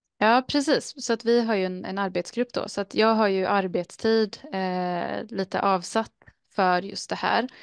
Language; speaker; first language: Swedish; native; Swedish